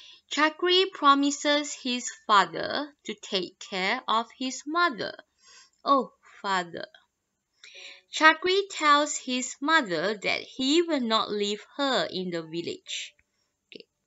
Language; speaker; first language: English; non-native, local second language; Malay